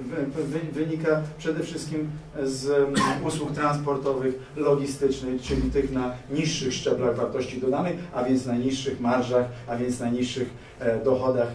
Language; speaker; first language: Polish; native; Polish